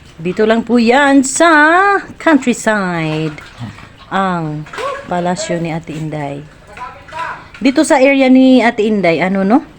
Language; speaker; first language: Filipino; non-native, local second language; Cebuano